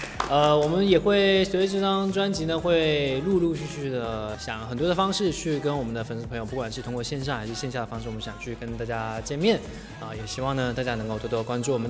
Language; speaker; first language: Chinese; native; Chinese